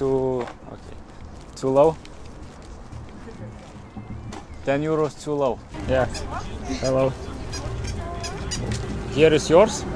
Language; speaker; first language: English; non-native, learner; Lithuanian